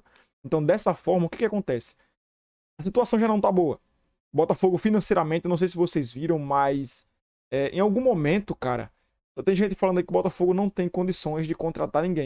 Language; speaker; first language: Portuguese; native; Portuguese